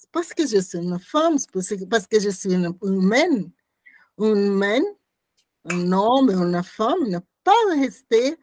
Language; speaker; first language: French; non-native, learner; Portuguese